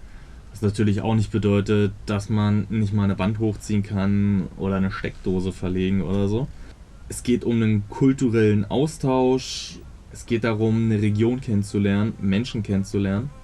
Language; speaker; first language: German; native; German